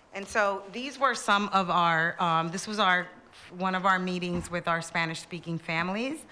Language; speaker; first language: English; early bilingual, other home language; Spanish